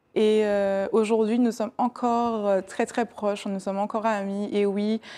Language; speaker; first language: French; native; French